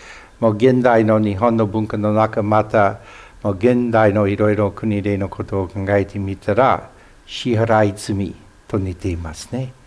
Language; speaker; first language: Japanese; non-native, fluent; English